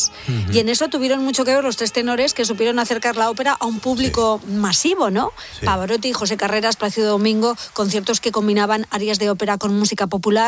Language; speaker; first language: Spanish; native; Spanish